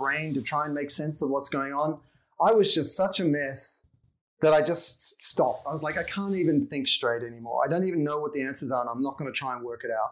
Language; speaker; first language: English; native; English